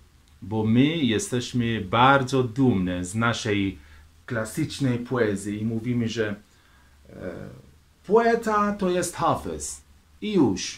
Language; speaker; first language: Polish; non-native, fluent; Persian